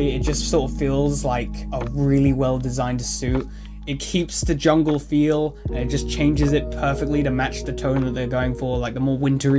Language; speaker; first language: English; native; English